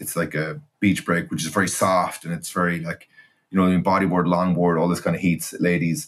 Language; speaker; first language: English; native; English